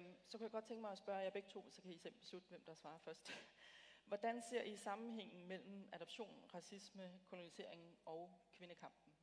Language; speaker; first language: Danish; native; Danish